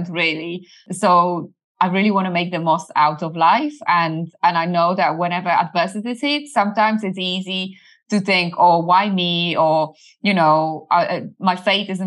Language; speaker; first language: English; non-native, fluent; Polish